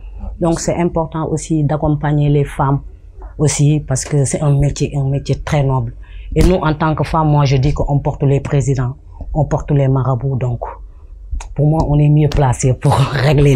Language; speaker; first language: French; non-native, local second language; Wolof